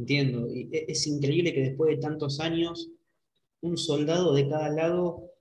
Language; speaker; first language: Spanish; native; Spanish